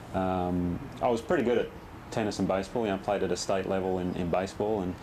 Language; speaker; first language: English; native; English